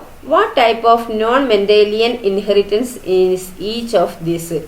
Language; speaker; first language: English; non-native, local second language; Malayalam